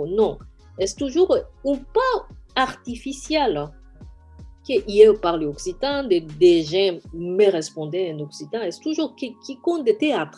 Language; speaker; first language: French; non-native, fluent; Japanese